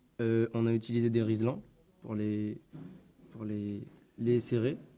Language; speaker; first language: French; native; French